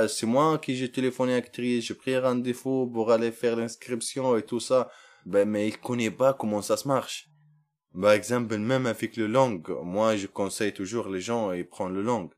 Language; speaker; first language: French; non-native, learner; Arabic